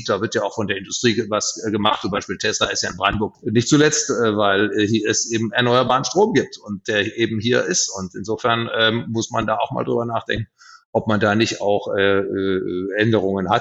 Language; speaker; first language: German; native; German